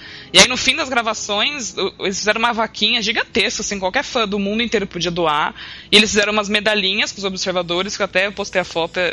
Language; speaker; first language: Portuguese; native; Portuguese